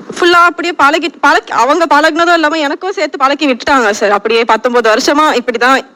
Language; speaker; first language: Tamil; non-native, local second language; Telugu